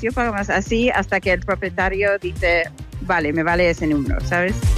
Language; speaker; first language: Spanish; non-native, fluent; English